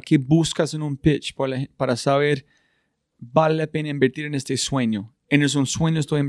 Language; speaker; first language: Spanish; non-native, fluent; English